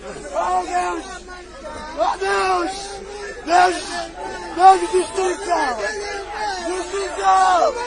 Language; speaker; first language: Portuguese; non-native, learner; Haitian Creole